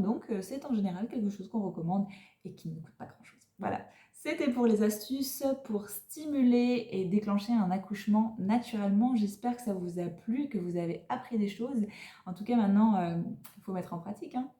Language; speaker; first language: French; native; French